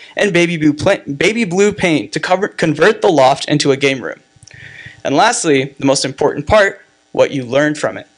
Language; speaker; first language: English; native; English